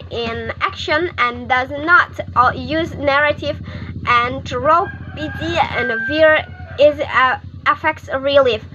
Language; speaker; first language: English; non-native, learner; Indonesian